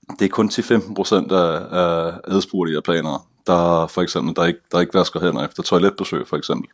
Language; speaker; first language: Danish; native; Danish